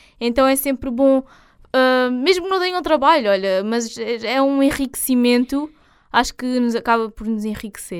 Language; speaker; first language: Portuguese; native; Portuguese